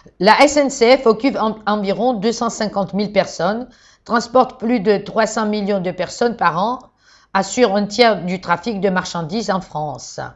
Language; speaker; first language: French; non-native, fluent; Georgian